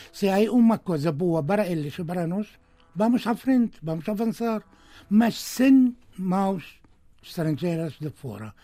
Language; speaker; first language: Portuguese; non-native, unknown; Arabic